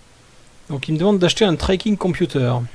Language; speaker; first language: French; native; French